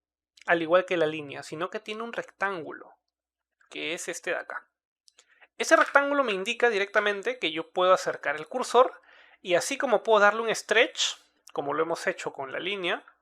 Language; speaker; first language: Spanish; native; Spanish